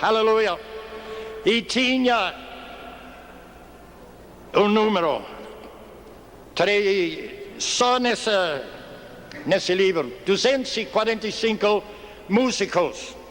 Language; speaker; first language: Portuguese; non-native, fluent; English